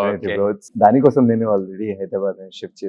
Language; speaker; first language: Telugu; non-native, learner; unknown